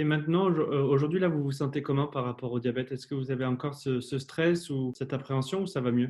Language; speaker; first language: French; native; French